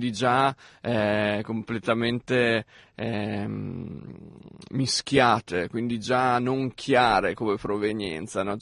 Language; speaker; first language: Italian; native; Italian